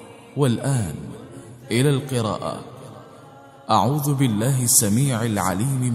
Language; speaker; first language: Arabic; native; Arabic